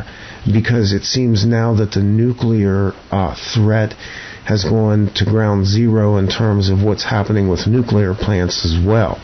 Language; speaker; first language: English; native; English